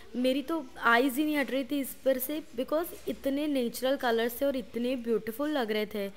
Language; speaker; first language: Hindi; non-native, local second language; Gujarati